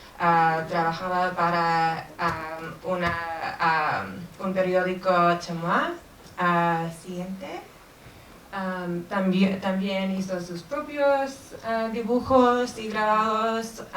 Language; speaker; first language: Spanish; non-native, fluent; English